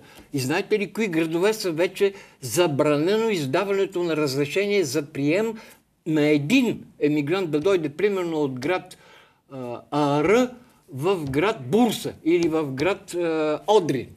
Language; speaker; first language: Bulgarian; native; Bulgarian